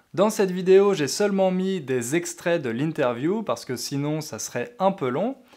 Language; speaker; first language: French; native; French